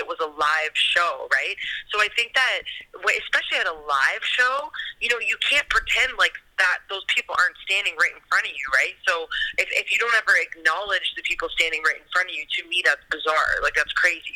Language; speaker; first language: English; native; English